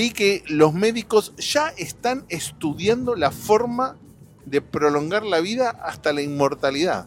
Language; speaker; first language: Spanish; native; Spanish